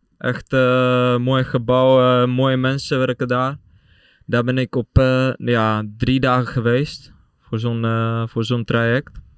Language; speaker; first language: Dutch; non-native, fluent; Czech